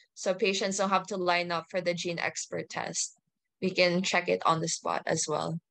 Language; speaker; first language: English; native; English